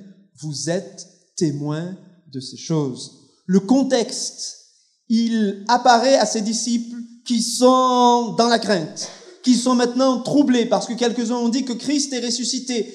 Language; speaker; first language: French; native; French